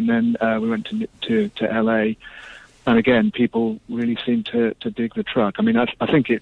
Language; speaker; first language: English; native; English